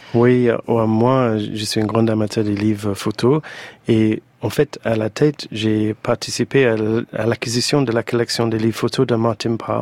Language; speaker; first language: French; non-native, fluent; English